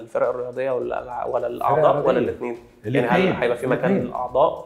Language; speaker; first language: Arabic; native; Arabic